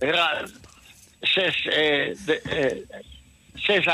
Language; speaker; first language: Spanish; early bilingual, heritage; Ladino